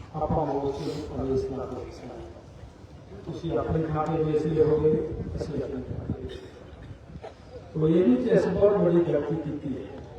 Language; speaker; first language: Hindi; non-native, local second language; Punjabi